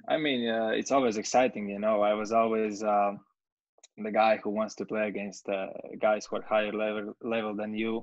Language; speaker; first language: English; non-native, fluent; Latvian